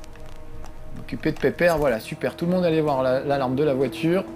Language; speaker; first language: French; native; French